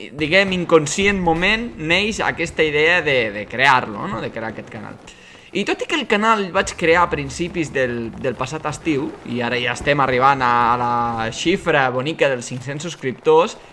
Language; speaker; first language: Catalan; native; Catalan